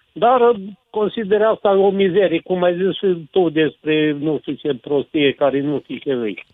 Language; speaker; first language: Romanian; native; Romanian